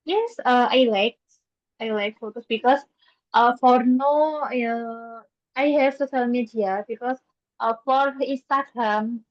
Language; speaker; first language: English; non-native, learner; Indonesian